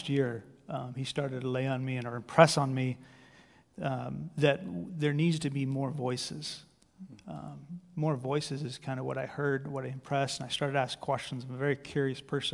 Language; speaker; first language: English; native; English